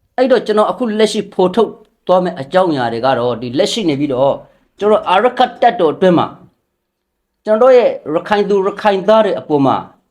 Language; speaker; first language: Burmese; non-native, local second language; Rohingya